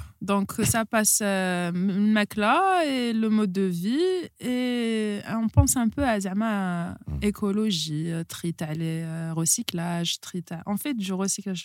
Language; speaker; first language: French; non-native, local second language; Arabic